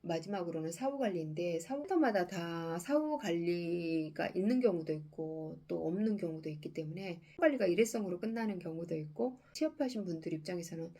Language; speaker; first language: Korean; native; Korean